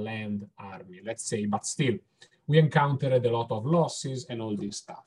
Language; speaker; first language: English; non-native, fluent; Italian